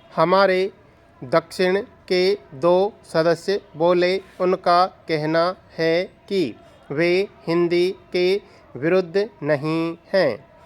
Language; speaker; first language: Hindi; native; Hindi